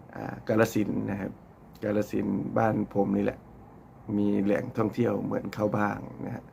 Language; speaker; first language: Thai; native; Thai